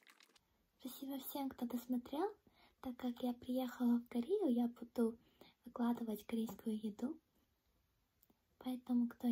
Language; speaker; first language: Russian; non-native, fluent; Korean